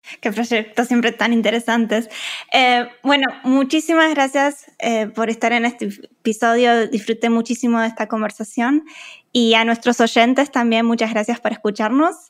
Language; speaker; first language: Spanish; native; Spanish